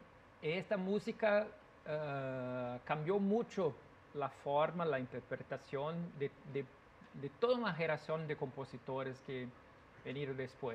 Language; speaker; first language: Spanish; non-native, learner; Portuguese